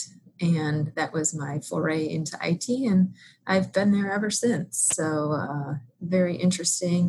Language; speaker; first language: English; native; English